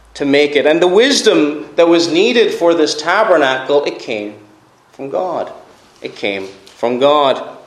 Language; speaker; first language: English; native; English